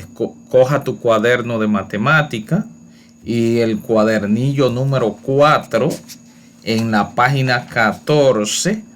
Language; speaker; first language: Spanish; native; Spanish